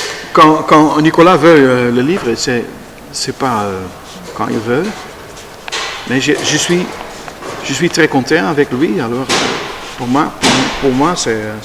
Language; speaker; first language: French; non-native, learner; Dutch